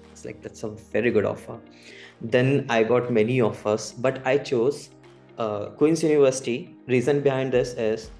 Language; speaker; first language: English; non-native, local second language; Hindi